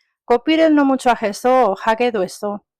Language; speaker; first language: Korean; non-native, learner; Italian